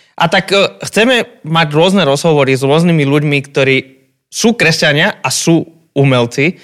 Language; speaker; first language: Slovak; non-native, fluent; Spanish